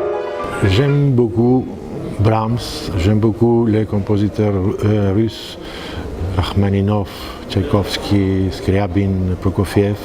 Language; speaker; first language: French; non-native, fluent; Greek